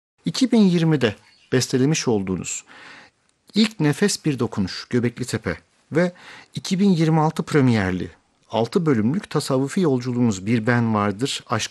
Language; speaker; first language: Turkish; native; Turkish